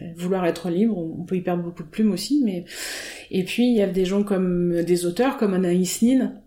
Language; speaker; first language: French; native; French